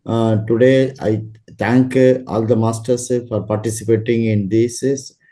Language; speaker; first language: English; non-native, local second language; Tamil